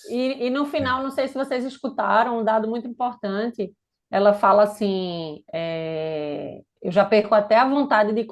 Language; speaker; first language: Portuguese; native; Portuguese